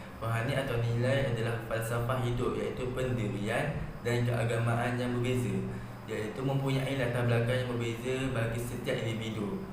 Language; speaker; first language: Malay; native; Malay